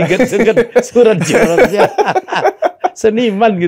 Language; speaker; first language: Indonesian; native; Indonesian